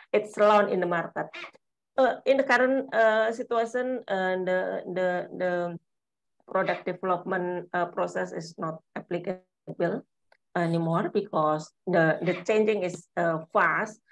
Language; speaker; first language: English; non-native, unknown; Indonesian